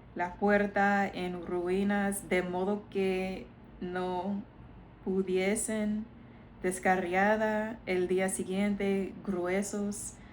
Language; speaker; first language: Spanish; non-native, learner; English